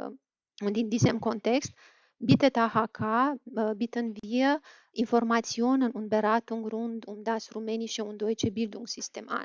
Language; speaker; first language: German; non-native, fluent; Romanian